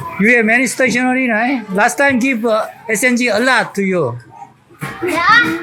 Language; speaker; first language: English; non-native, learner; Korean